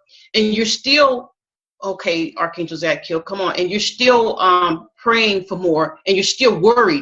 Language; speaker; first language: English; native; English